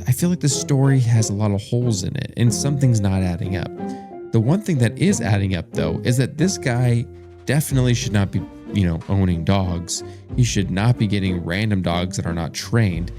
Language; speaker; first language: English; native; English